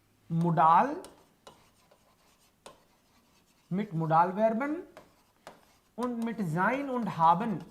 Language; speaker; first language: German; non-native, fluent; Hindi